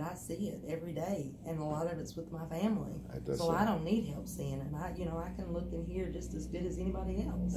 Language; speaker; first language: English; native; English